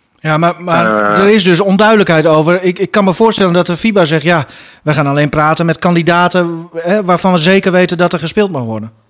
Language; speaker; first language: Dutch; native; Dutch